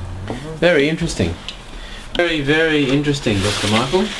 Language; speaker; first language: English; native; English